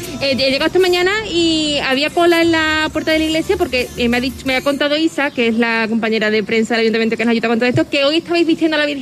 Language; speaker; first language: Spanish; native; Spanish